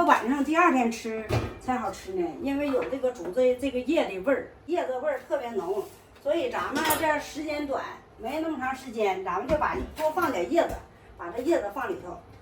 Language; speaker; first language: Chinese; native; Chinese